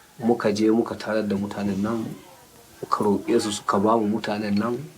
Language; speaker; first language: Hausa; native; Hausa